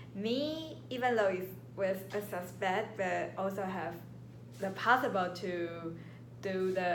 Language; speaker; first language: English; non-native, learner; Chinese